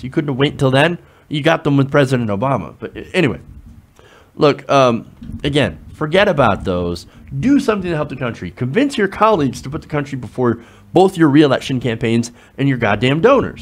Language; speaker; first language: English; native; English